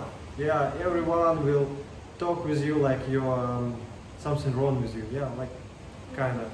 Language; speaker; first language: English; non-native, learner; Russian